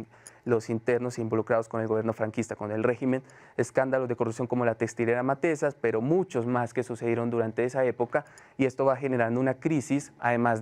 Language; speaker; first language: Spanish; native; Spanish